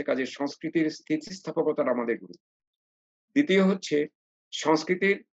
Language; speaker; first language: Bangla; non-native, local second language; Sylheti